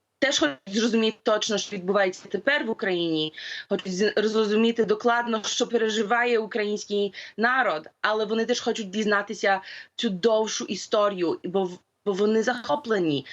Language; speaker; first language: Ukrainian; early bilingual, heritage; Ukrainian